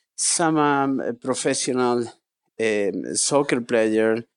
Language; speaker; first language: English; non-native, fluent; Spanish